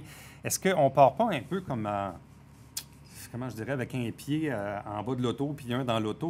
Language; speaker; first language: French; native; French